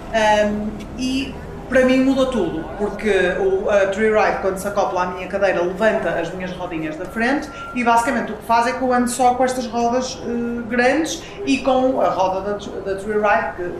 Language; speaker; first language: Portuguese; native; Portuguese